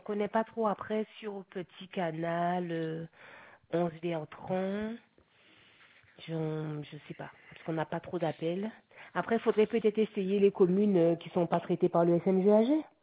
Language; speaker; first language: French; native; French